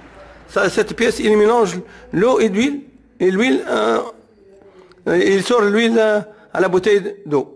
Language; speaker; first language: French; non-native, learner; Arabic